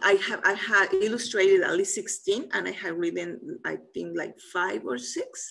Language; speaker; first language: English; non-native, fluent; Spanish